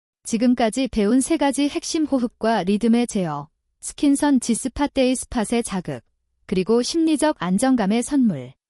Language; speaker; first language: Korean; native; Korean